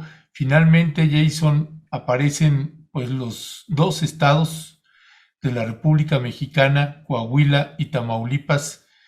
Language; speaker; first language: Spanish; native; Spanish